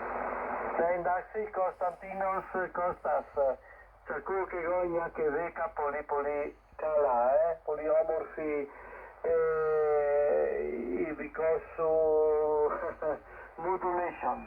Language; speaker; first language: Greek; non-native, learner; Italian